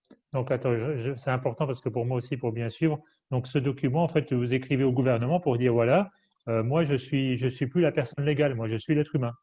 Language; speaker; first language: French; native; French